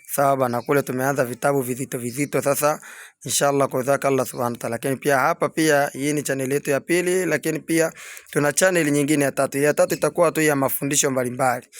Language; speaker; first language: Swahili; native; Swahili